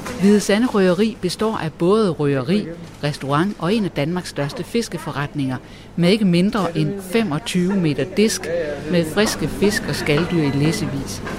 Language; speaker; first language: Danish; native; Danish